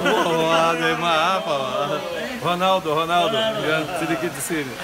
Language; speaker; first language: Indonesian; non-native, learner; Portuguese